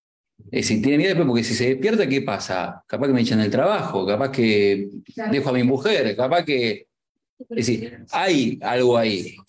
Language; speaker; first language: Spanish; native; Spanish